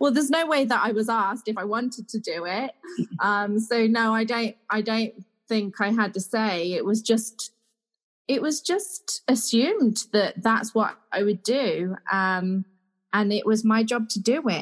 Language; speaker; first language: English; native; English